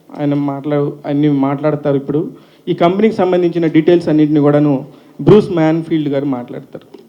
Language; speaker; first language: Telugu; native; Telugu